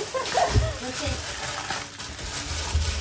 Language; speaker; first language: French; non-native, learner; Vietnamese